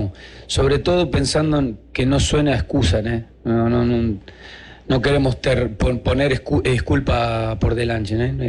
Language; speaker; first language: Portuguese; non-native, learner; Spanish